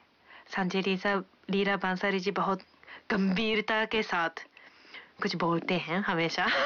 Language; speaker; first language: Hindi; non-native, fluent; Japanese